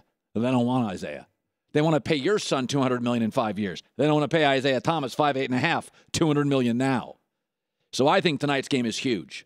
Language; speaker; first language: English; native; English